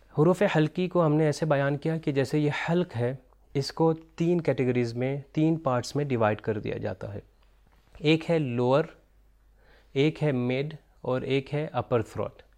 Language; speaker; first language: Urdu; native; Urdu